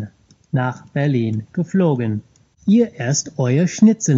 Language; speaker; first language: German; non-native, fluent; English